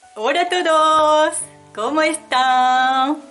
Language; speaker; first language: Spanish; non-native, fluent; Japanese